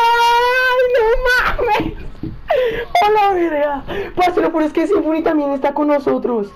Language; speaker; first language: Spanish; native; Spanish